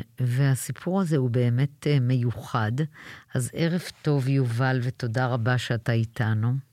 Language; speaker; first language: Hebrew; native; Hebrew